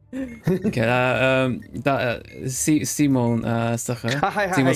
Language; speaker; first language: Dutch; non-native, learner; Swedish